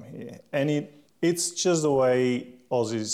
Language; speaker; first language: English; non-native, fluent; Slovenian